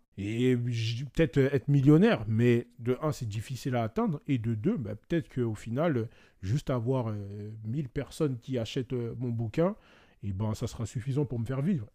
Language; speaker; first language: French; native; French